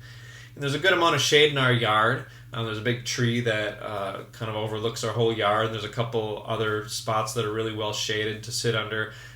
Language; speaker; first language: English; native; English